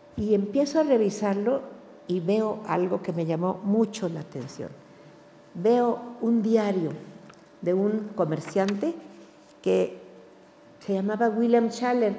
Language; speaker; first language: Spanish; native; Spanish